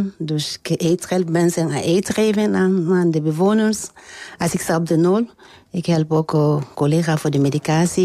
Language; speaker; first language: Dutch; non-native, learner; French